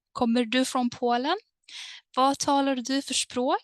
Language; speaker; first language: Swedish; non-native, fluent; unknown